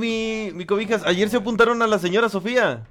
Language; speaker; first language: Spanish; native; Spanish